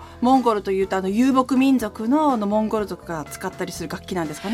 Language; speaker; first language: Japanese; native; Japanese